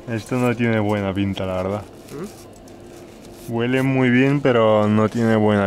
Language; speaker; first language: Spanish; native; Spanish